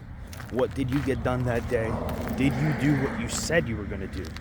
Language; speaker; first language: English; native; English